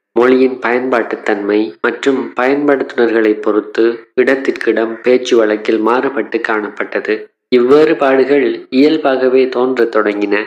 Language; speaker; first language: Tamil; native; Tamil